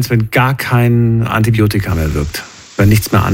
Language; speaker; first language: German; native; German